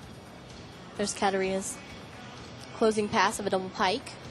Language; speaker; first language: English; native; English